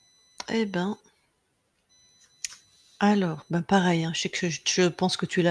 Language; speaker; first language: French; native; French